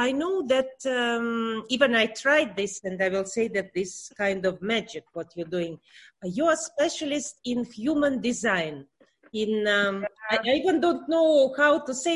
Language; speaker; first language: English; non-native, learner; Russian